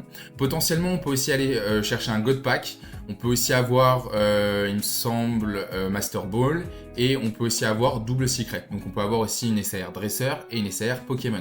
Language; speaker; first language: French; native; French